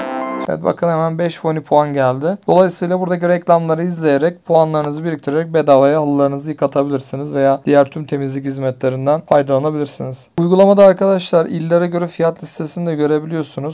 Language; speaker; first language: Turkish; native; Turkish